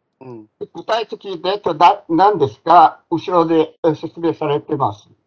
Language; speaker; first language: Japanese; non-native, fluent; Chinese